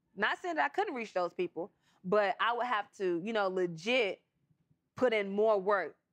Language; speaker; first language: English; native; English